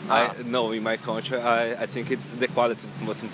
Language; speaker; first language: English; non-native, learner; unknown